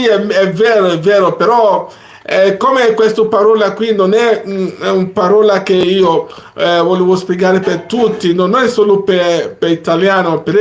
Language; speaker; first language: Italian; non-native, learner; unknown